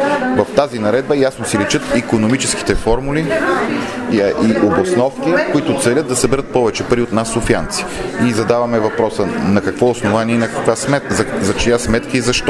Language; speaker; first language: Bulgarian; native; Bulgarian